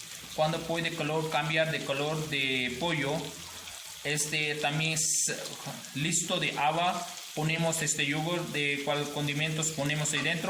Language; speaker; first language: Spanish; non-native, learner; Urdu